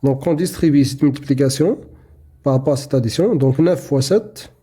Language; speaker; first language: French; non-native, local second language; Arabic